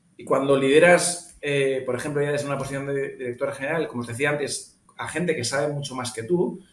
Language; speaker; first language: Spanish; native; Spanish